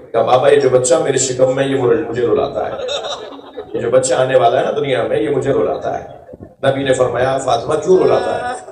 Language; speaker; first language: Urdu; non-native, local second language; Sindhi